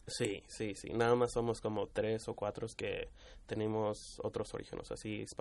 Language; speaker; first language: Spanish; early bilingual, heritage; Spanish